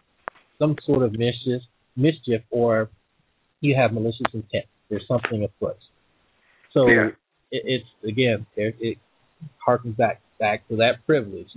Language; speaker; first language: English; native; English